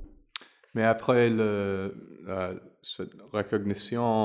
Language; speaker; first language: French; non-native, learner; English